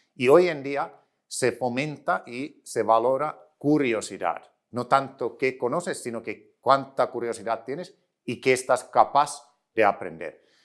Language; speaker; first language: Spanish; non-native, fluent; Finnish